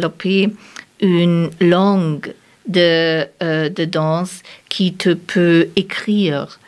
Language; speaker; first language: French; non-native, learner; German